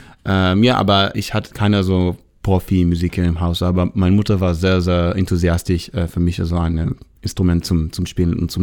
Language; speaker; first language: German; non-native, learner; Hebrew